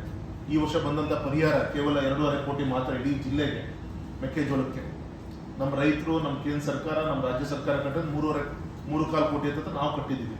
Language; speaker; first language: Kannada; native; Kannada